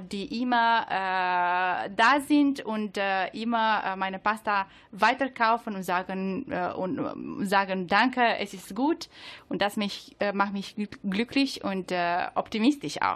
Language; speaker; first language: German; non-native, learner; Italian